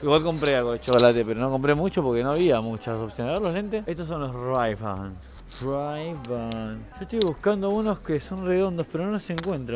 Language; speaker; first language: Spanish; native; Spanish